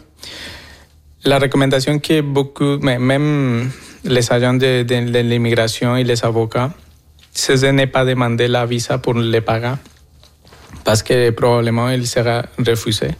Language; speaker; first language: French; non-native, fluent; Spanish